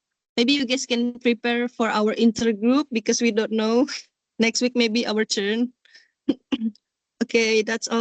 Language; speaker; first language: English; non-native, learner; Indonesian